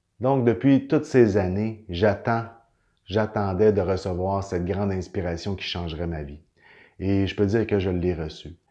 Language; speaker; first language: French; native; French